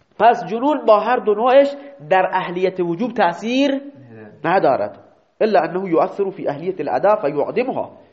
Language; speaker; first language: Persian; non-native, local second language; Baluchi